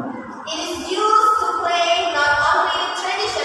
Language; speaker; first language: English; non-native, local second language; Indonesian